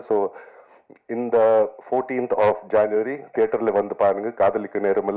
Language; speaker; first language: Tamil; non-native, local second language; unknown